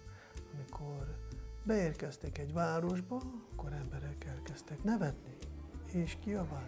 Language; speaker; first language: Hungarian; non-native, fluent; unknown